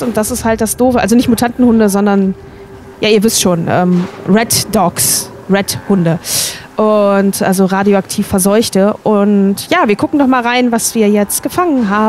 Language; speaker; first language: German; native; German